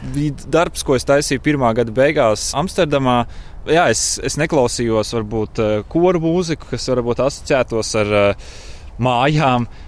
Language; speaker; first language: Latvian; native; Latvian